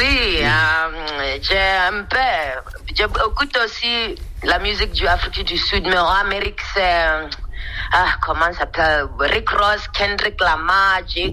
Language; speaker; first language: French; non-native, learner; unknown